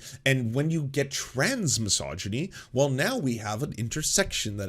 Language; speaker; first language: English; native; English